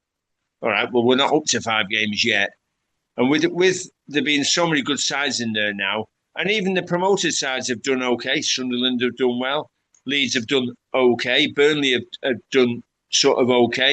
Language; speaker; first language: English; native; English